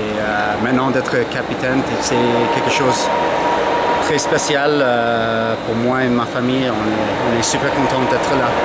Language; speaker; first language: French; non-native, fluent; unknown